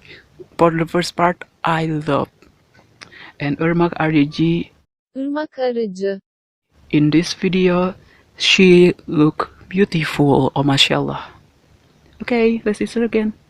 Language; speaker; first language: English; non-native, learner; Indonesian